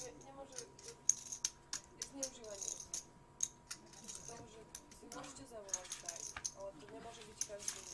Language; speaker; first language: Polish; non-native, learner; Slovak